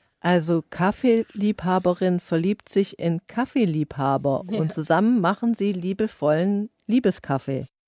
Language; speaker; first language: German; native; German